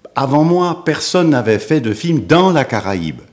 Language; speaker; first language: French; native; French